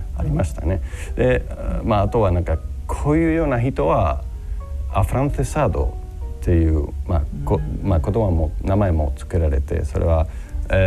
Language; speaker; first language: Japanese; non-native, fluent; Spanish